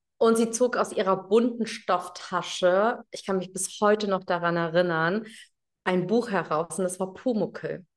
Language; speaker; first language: German; early bilingual, other home language; Tamil